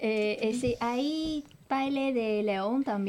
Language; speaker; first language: Spanish; non-native, fluent; Chinese